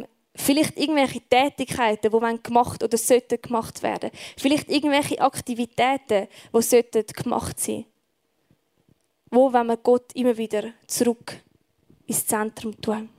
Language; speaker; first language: German; native; German